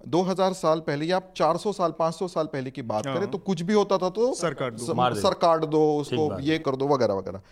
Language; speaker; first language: Hindi; non-native, local second language; Marathi